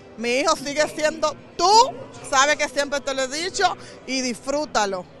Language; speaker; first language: Spanish; native; Spanish